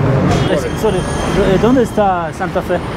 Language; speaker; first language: Spanish; non-native, learner; Polish